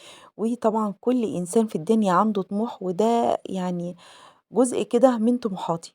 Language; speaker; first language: Arabic; native; Arabic